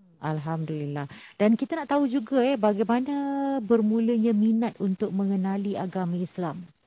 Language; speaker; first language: Malay; native; Malay